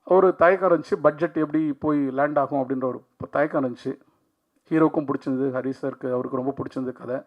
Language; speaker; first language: Tamil; native; Tamil